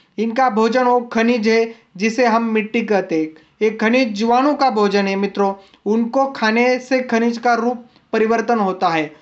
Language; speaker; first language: Hindi; non-native, local second language; Marathi